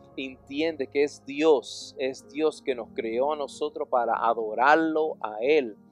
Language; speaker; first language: Spanish; non-native, fluent; English